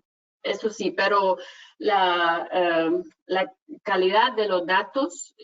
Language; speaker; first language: Spanish; non-native, fluent; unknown